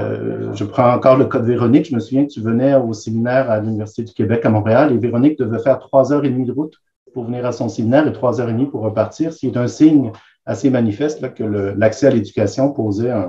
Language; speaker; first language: French; native; French